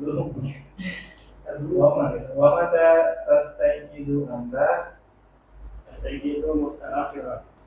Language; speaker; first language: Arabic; non-native, learner; Indonesian